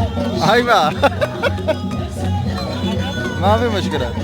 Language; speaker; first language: Arabic; non-native, learner; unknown